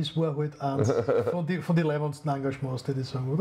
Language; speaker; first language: German; native; German